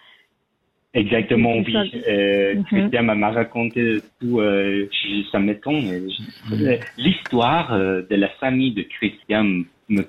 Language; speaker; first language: French; non-native, fluent; Persian